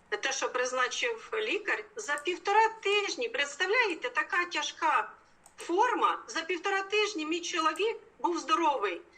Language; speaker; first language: Ukrainian; native; Ukrainian